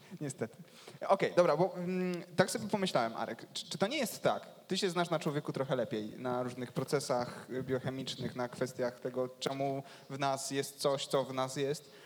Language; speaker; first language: Polish; native; Polish